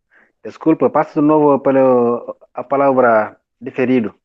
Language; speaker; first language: Portuguese; non-native, learner; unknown